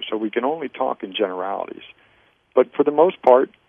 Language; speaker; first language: English; native; English